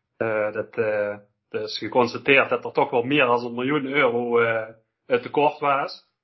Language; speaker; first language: Dutch; native; Dutch